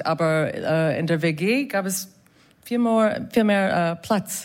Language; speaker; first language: German; non-native, fluent; English